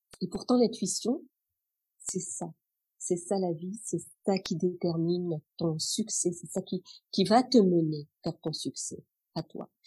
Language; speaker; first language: French; non-native, local second language; Arabic